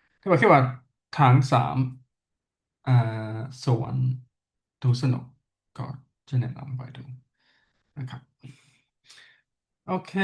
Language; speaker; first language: Thai; non-native, learner; English